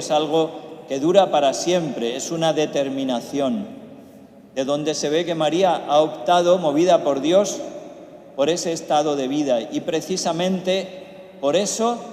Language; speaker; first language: Spanish; native; Spanish